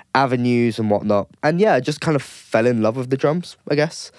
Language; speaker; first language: English; native; English